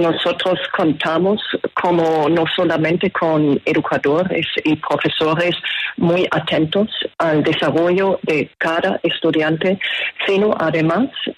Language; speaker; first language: Spanish; non-native, fluent; German